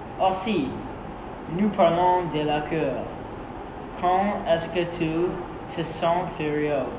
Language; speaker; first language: French; non-native, learner; English